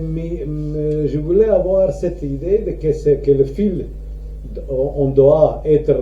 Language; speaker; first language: French; non-native, learner; Croatian